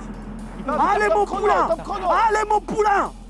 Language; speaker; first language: French; native; French